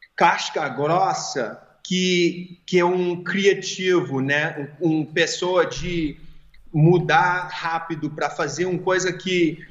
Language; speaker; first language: Portuguese; early bilingual, heritage; Portuguese